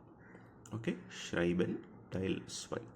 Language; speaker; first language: German; non-native, fluent; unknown